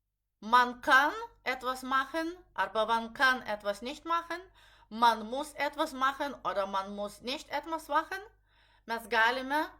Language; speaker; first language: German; non-native, fluent; Lithuanian